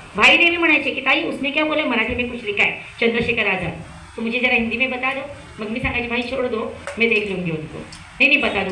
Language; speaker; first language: Hindi; non-native, local second language; Marathi